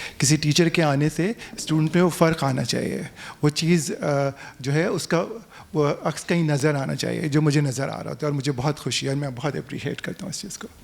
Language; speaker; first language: Urdu; native; Urdu